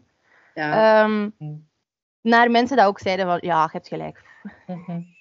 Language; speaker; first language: Dutch; native; Dutch